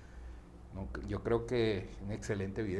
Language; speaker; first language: Spanish; native; Spanish